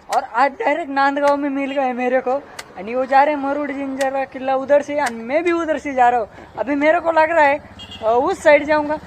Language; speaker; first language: Hindi; non-native, local second language; Marathi